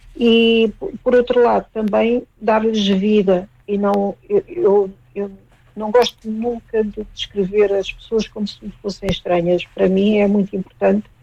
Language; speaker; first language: Portuguese; native; Portuguese